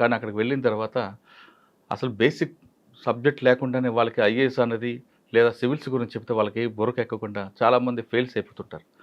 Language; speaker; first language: Telugu; native; Telugu